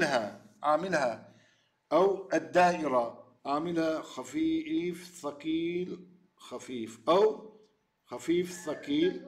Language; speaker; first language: Arabic; non-native, learner; Turkish